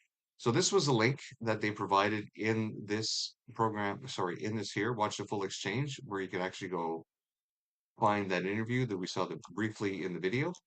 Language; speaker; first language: English; native; English